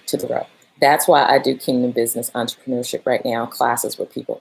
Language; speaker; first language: English; native; English